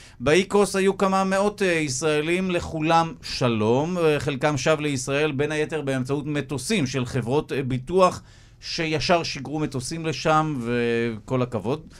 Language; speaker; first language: Hebrew; native; Hebrew